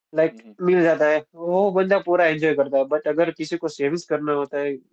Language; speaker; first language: Hindi; non-native, local second language; Gujarati